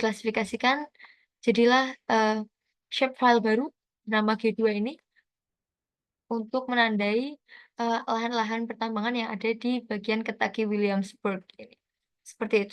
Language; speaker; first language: Indonesian; native; Indonesian